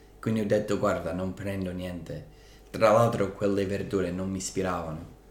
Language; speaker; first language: Italian; non-native, fluent; English